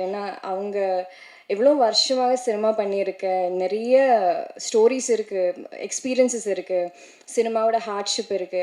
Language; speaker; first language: Tamil; non-native, learner; Malayalam